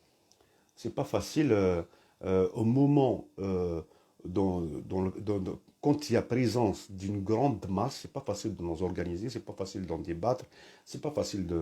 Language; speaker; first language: French; non-native, local second language; Kabyle